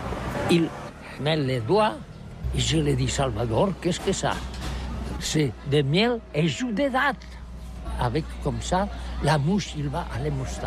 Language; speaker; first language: French; non-native, learner; Catalan